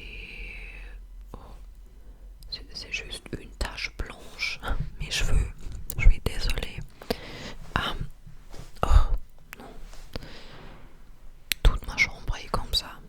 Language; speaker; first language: French; non-native, fluent; English